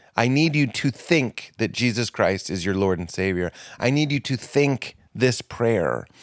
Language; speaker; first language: English; native; English